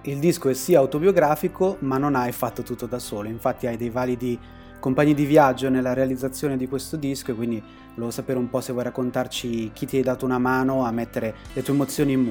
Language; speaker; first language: Italian; native; Italian